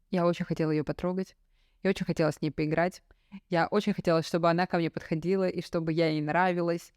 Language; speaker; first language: Russian; native; Russian